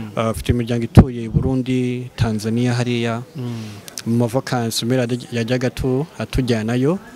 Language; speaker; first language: Kinyarwanda; early bilingual, heritage; Kinyarwanda